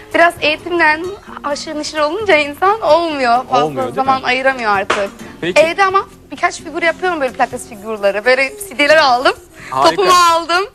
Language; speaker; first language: Turkish; non-native, fluent; German